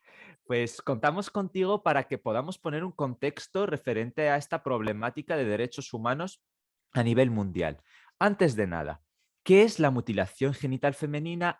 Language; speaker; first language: Spanish; native; Spanish